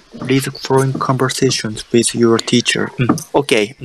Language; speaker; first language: English; non-native, learner; Japanese